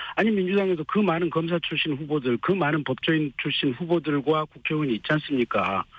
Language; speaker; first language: Korean; native; Korean